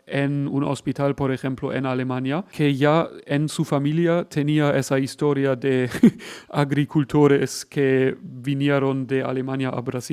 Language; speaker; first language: Spanish; non-native, fluent; German